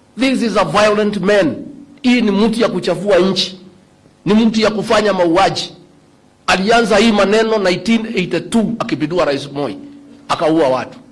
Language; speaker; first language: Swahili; non-native, local second language; Kikuyu